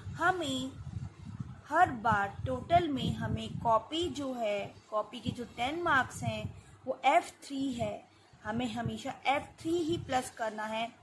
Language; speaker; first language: Hindi; native; Hindi